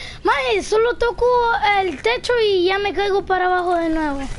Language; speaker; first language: Spanish; early bilingual, heritage; Spanish